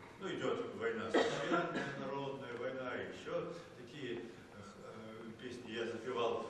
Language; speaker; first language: Russian; native; Russian